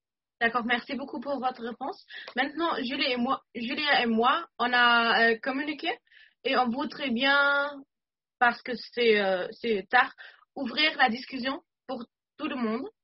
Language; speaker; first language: French; non-native, fluent; German